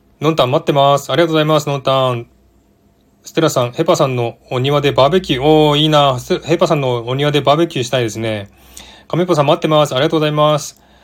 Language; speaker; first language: Japanese; native; Japanese